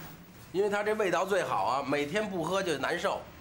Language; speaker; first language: Chinese; native; Chinese